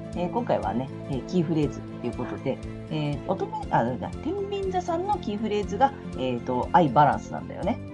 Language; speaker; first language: Japanese; native; Japanese